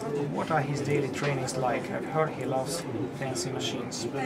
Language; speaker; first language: English; non-native, fluent; Russian